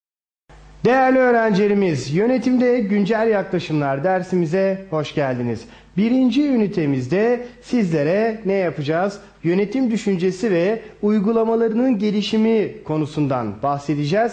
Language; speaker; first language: Turkish; native; Turkish